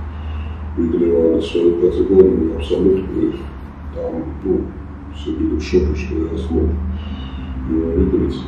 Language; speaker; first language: Russian; non-native, fluent; Georgian